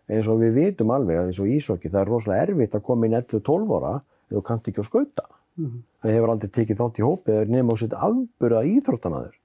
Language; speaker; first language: Icelandic; native; Icelandic